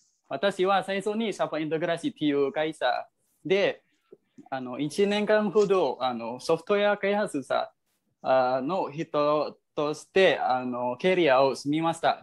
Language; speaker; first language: Japanese; non-native, fluent; Indonesian